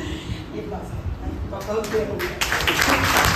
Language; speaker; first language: Hindi; non-native, fluent; Italian